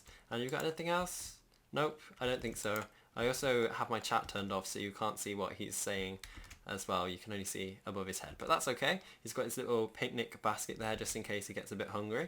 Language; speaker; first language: English; native; English